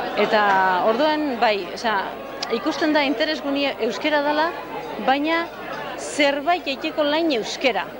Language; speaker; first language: Basque; native; Basque